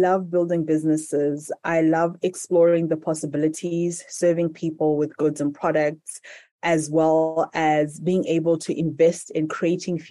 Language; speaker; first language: English; non-native, local second language; Shona